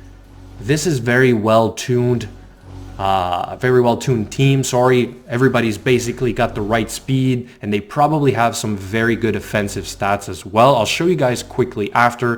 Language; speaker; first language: English; native; English